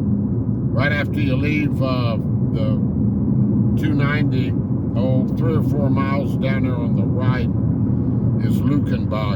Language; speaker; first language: English; native; English